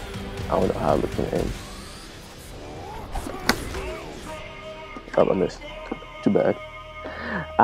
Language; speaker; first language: English; native; English